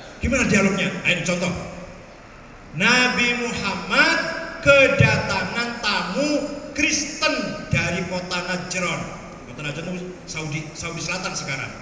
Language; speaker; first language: Malay; non-native, local second language; Javanese